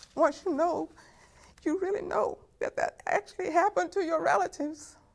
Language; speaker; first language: English; native; English